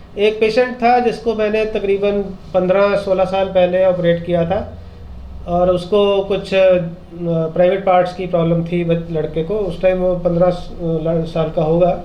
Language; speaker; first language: Hindi; non-native, local second language; Punjabi